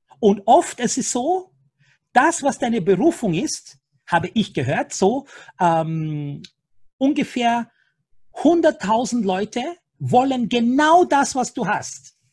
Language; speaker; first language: German; non-native, fluent; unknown